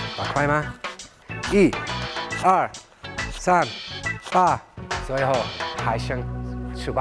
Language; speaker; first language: Chinese; non-native, fluent; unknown